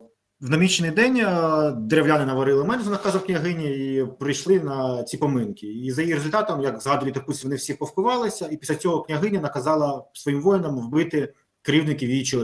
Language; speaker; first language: Ukrainian; native; Ukrainian